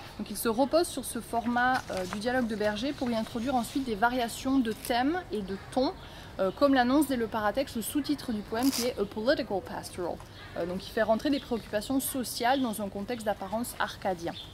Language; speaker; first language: French; native; French